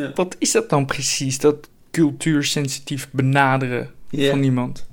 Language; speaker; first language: Dutch; early bilingual, other home language; Turkish